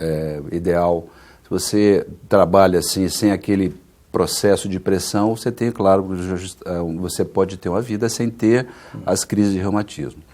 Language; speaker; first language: Portuguese; native; Portuguese